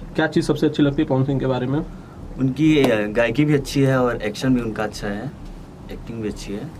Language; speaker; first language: Hindi; native; Hindi